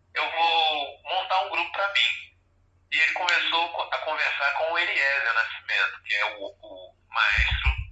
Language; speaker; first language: Portuguese; native; Portuguese